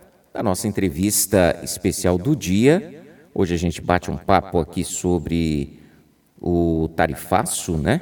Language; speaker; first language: Portuguese; native; Portuguese